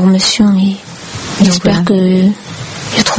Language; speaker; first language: French; non-native, learner; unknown